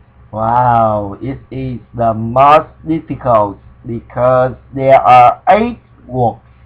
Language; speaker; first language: English; non-native, fluent; Vietnamese